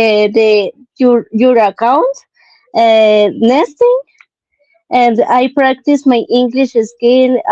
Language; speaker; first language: English; non-native, learner; Spanish